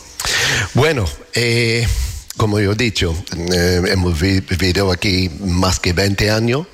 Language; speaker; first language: Spanish; non-native, learner; English